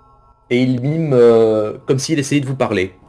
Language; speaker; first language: French; native; French